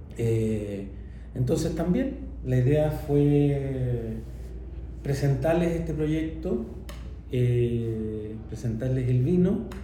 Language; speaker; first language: Spanish; native; Spanish